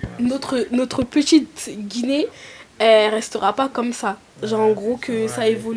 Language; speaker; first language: French; native; French